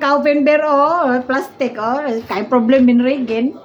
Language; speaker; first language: German; non-native, learner; Cebuano